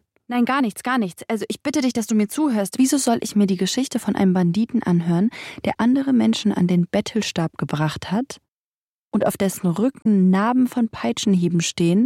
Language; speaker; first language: German; native; German